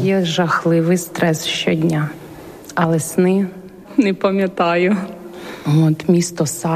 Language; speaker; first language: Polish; non-native, learner; Ukrainian